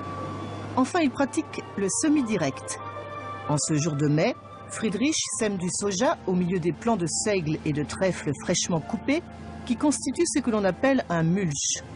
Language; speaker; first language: French; native; French